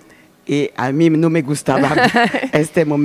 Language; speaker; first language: Spanish; non-native, learner; French